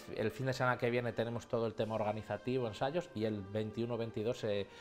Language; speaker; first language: Spanish; native; Spanish